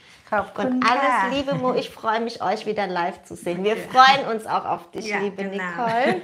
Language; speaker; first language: German; native; German